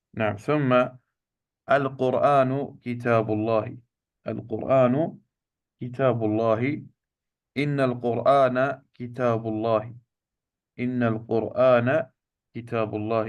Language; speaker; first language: Arabic; non-native, fluent; Urdu